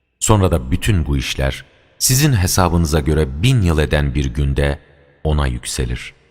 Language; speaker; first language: Turkish; native; Turkish